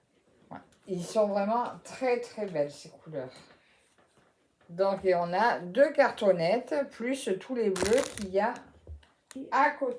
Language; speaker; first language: French; native; French